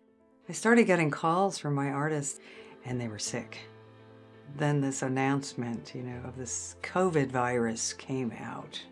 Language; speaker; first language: English; native; English